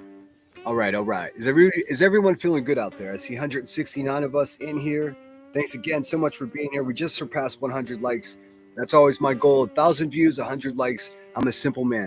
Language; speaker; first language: English; native; English